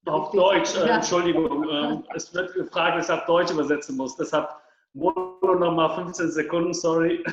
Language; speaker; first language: German; non-native, fluent; Persian